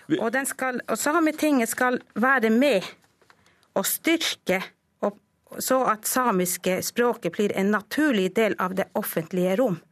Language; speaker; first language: Norwegian; non-native, local second language; Northern Sami